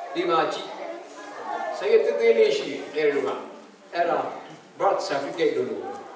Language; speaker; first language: Burmese; non-native, local second language; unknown